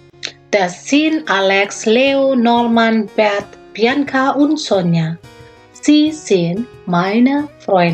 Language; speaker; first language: German; non-native, learner; Indonesian